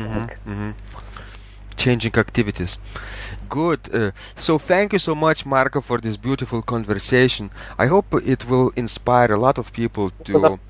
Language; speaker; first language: English; non-native, fluent; Lithuanian